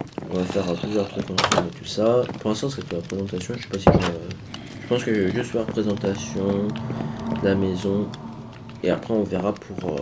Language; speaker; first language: French; native; French